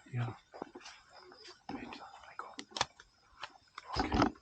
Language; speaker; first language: English; non-native, learner; German